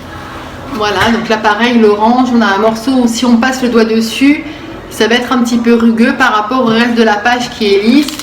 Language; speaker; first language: French; native; French